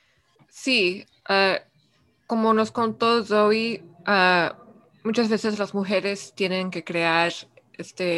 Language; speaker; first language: Spanish; early bilingual, heritage; Spanish